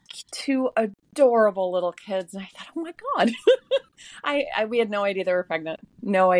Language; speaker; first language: English; native; English